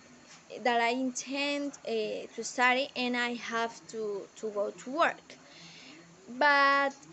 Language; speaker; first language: English; non-native, learner; Spanish